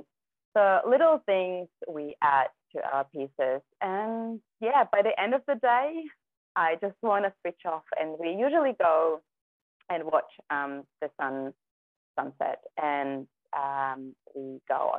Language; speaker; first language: English; non-native, fluent; German